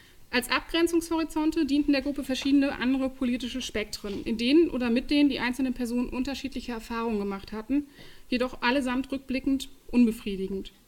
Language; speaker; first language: German; native; German